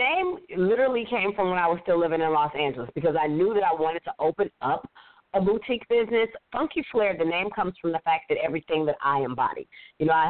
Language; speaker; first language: English; native; English